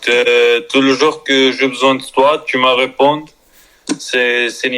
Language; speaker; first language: French; non-native, learner; Spanish